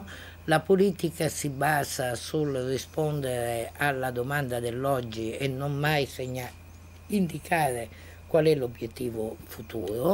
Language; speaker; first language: Italian; native; Italian